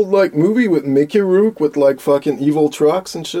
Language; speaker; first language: English; native; English